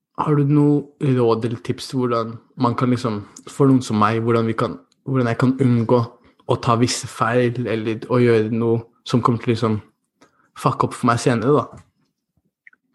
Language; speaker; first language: Norwegian; early bilingual, other home language; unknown